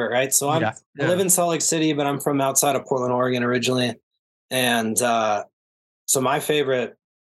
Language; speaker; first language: English; native; English